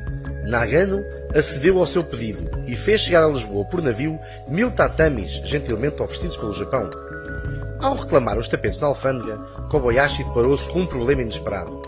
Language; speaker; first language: Portuguese; native; Portuguese